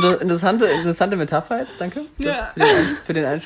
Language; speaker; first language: German; native; German